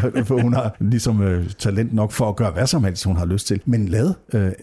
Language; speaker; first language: Danish; native; Danish